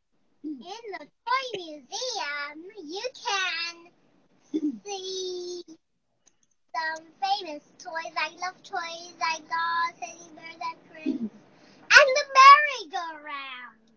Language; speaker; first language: English; non-native, learner; Chinese